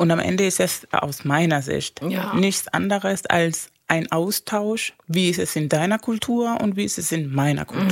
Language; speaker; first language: German; non-native, fluent; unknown